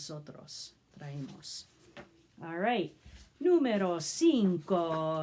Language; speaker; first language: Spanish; non-native, fluent; English